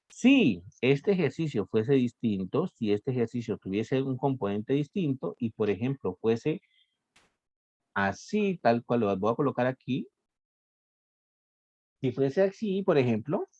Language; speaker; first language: Spanish; native; Spanish